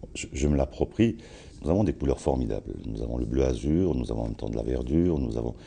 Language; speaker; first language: French; non-native, local second language; Arabic